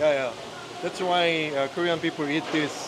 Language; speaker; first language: English; non-native, learner; Korean